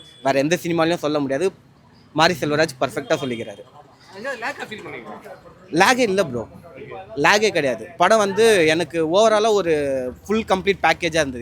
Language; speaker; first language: Tamil; native; Tamil